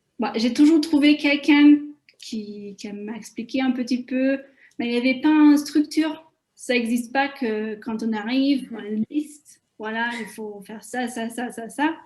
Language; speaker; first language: French; non-native, fluent; Hungarian